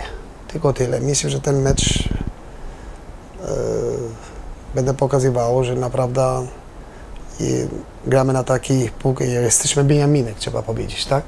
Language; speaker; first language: Polish; non-native, learner; Albanian